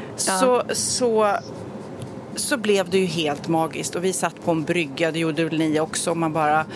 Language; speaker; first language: Swedish; native; Swedish